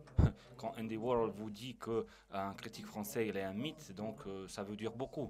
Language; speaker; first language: French; non-native, fluent; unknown